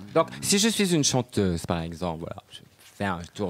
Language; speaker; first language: French; native; French